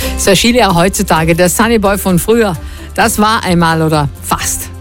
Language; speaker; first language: German; native; German